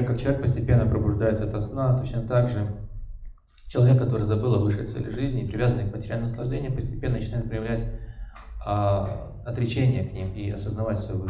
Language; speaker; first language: Russian; native; Russian